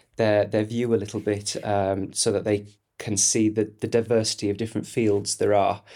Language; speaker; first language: English; native; English